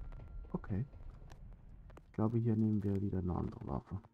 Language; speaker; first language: German; native; German